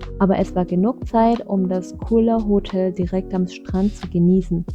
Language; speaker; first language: German; non-native, fluent; Vietnamese